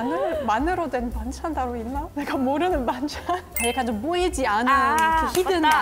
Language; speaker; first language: Korean; non-native, fluent; German